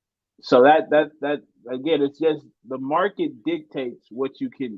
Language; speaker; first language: English; native; English